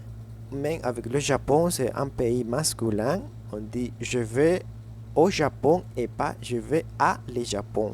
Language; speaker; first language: French; non-native, fluent; Spanish